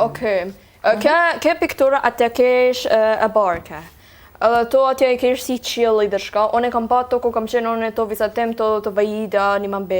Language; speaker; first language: Albanian; early bilingual, heritage; Albanian